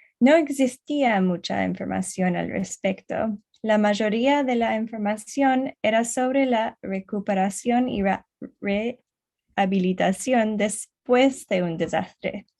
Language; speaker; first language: Spanish; non-native, learner; English